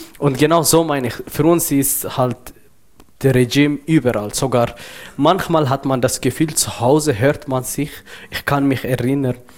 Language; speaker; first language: German; non-native, fluent; Tigrinya